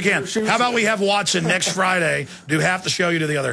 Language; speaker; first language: English; native; English